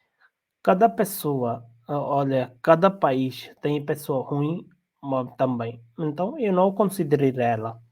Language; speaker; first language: Portuguese; non-native, learner; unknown